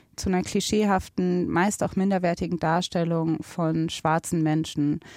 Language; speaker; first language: German; native; German